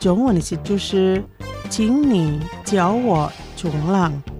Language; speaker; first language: Chinese; non-native, fluent; Indonesian